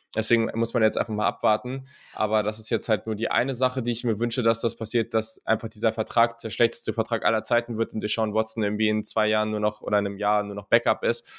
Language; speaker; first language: German; native; German